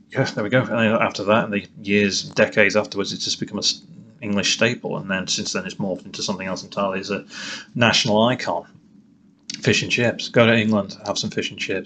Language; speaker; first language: English; native; English